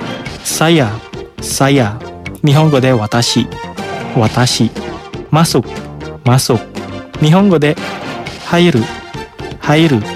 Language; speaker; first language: Japanese; non-native, fluent; Indonesian